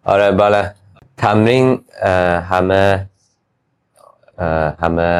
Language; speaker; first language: Persian; early bilingual, heritage; English